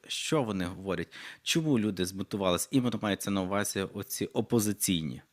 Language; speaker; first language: Ukrainian; native; Ukrainian